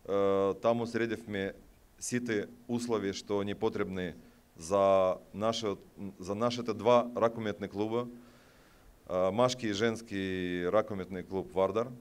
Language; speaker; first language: Macedonian; non-native, fluent; Russian